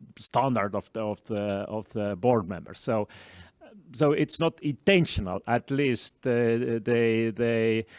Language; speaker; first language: English; non-native, fluent; Estonian